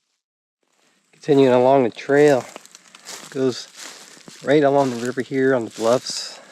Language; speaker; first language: English; native; English